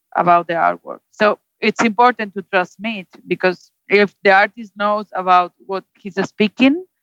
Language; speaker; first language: English; non-native, fluent; Spanish